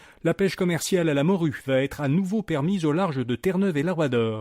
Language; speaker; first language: French; native; French